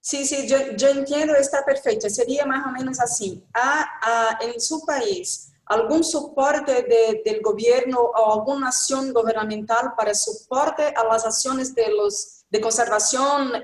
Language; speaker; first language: Spanish; non-native, fluent; Portuguese